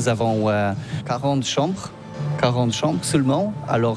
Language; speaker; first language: French; non-native, learner; Polish